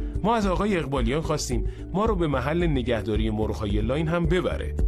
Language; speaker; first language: Persian; native; Persian